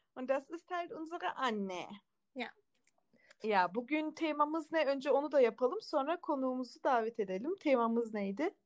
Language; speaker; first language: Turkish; early bilingual, heritage; Turkish